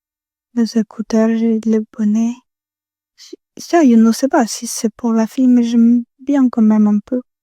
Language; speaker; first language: French; non-native, learner; Spanish